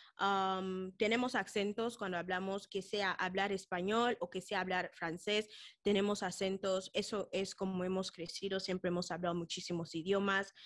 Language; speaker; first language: Spanish; non-native, local second language; Fang